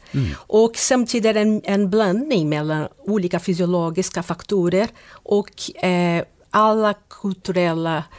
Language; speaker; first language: Swedish; non-native, fluent; Portuguese